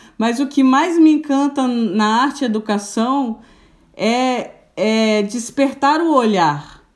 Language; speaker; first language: Portuguese; native; Portuguese